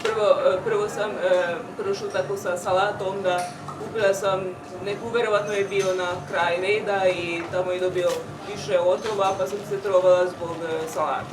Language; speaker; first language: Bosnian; non-native, local second language; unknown